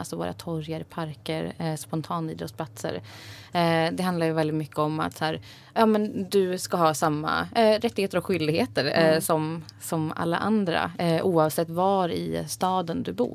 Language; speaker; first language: Swedish; native; Swedish